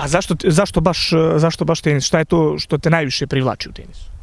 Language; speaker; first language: Serbian; native; Serbian